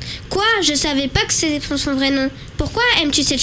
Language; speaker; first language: French; native; French